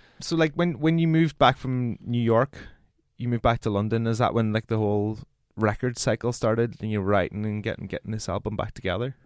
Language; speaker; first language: English; native; English